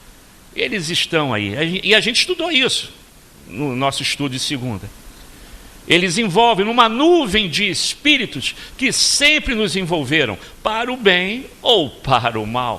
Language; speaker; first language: Portuguese; native; Portuguese